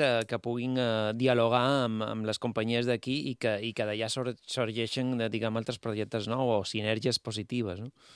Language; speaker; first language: Catalan; native; Catalan